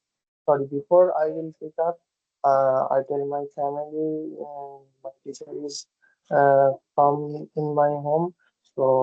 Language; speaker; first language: English; non-native, learner; Bangla